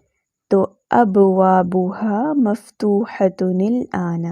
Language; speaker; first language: Arabic; non-native, fluent; Urdu